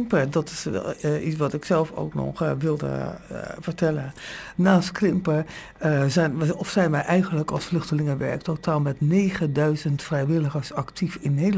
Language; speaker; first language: Dutch; native; Dutch